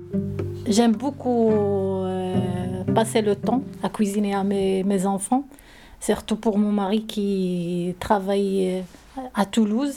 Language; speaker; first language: French; non-native, learner; Arabic